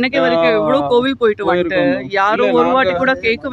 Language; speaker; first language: Tamil; non-native, local second language; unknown